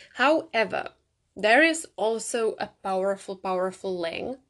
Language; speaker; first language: English; non-native, fluent; Czech